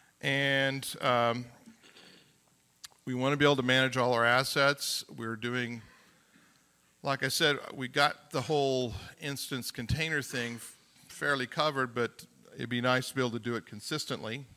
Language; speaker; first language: English; native; English